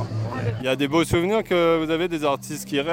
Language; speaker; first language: French; native; French